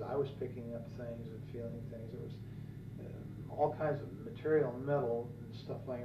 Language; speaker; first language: English; native; English